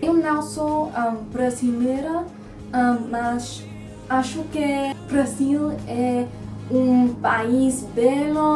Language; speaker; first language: Portuguese; non-native, learner; English